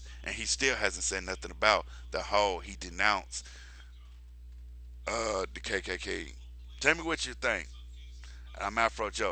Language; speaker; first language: English; native; English